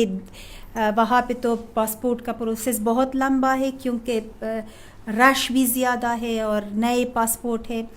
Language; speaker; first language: Hindi; non-native, fluent; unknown